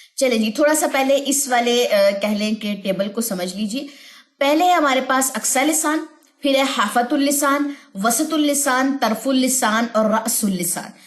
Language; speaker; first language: Urdu; native; Urdu